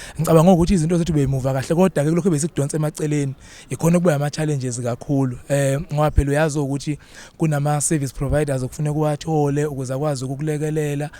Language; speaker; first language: Zulu; native; Zulu